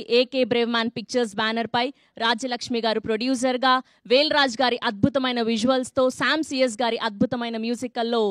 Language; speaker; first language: Telugu; native; Telugu